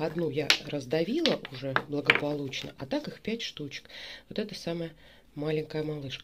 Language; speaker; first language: Russian; native; Russian